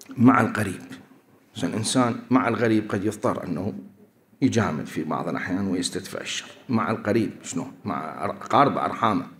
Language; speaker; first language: Arabic; native; Arabic